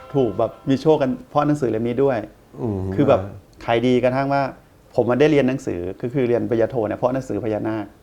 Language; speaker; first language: Thai; native; Thai